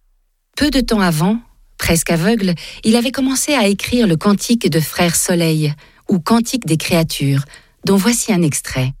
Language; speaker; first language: French; native; French